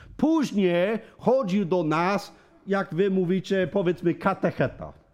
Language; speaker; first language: Polish; non-native, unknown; English